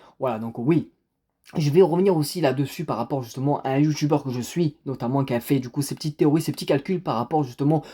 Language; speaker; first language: French; native; French